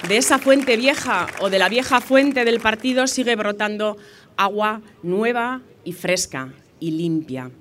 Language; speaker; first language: Spanish; non-native, local second language; Basque